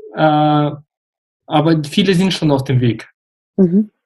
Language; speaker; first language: German; early bilingual, other home language; Russian